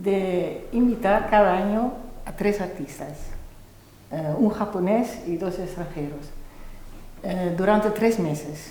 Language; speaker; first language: Spanish; non-native, fluent; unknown